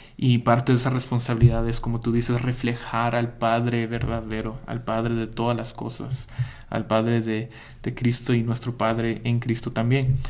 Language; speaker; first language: Spanish; early bilingual, heritage; Spanish